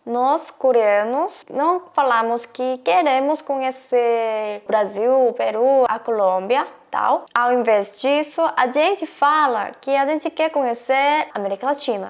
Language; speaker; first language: Portuguese; non-native, fluent; Korean